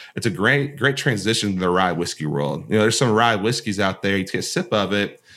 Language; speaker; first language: English; native; English